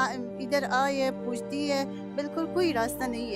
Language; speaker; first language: Hindi; non-native, learner; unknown